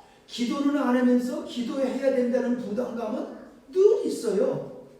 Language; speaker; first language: Korean; native; Korean